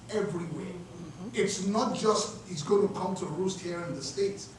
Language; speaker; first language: English; non-native, local second language; Yoruba